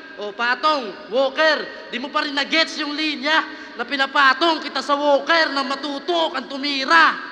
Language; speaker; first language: Filipino; non-native, local second language; Waray